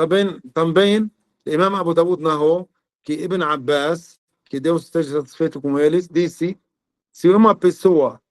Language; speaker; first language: Portuguese; non-native, fluent; Arabic